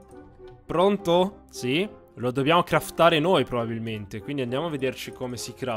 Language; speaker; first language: Italian; native; Italian